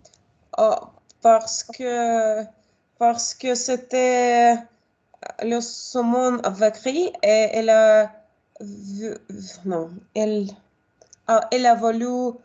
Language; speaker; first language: French; non-native, learner; Russian